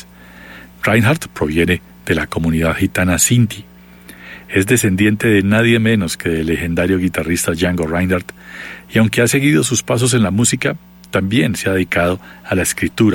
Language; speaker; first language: Spanish; native; Spanish